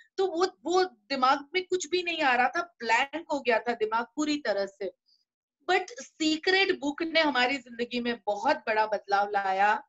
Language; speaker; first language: Hindi; non-native, local second language; Gujarati